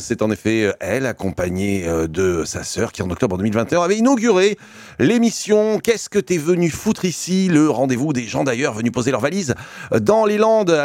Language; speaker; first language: French; native; French